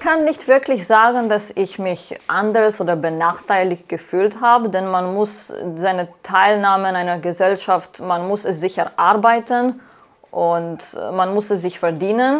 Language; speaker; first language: German; non-native, fluent; Romanian